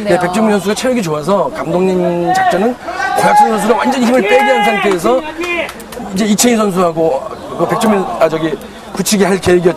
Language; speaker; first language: Korean; native; Korean